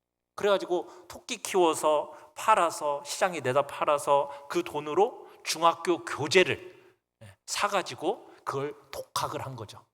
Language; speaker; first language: Korean; native; Korean